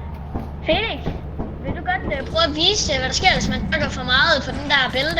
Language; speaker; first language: Danish; native; Danish